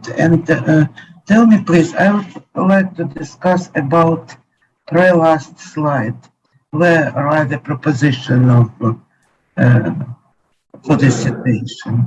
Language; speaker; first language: English; non-native, learner; Ukrainian